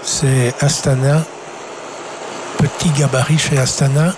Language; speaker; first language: French; native; French